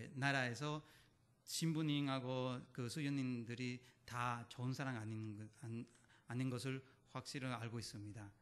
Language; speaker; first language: Korean; non-native, learner; Spanish